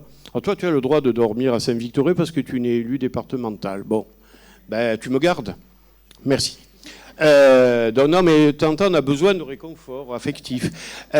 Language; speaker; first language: French; native; French